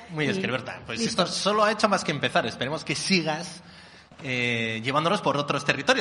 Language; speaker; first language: Spanish; native; Spanish